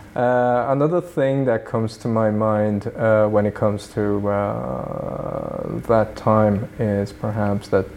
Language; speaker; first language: English; early bilingual, other home language; Swedish